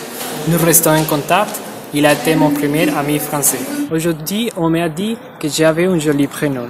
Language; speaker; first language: French; non-native, fluent; Spanish